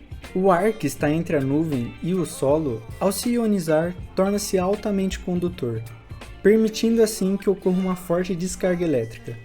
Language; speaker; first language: Portuguese; native; Portuguese